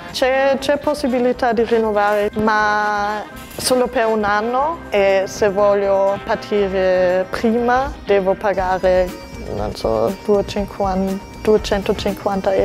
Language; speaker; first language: Italian; non-native, learner; German